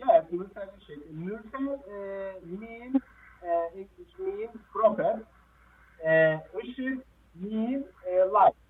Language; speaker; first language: English; non-native, learner; Turkish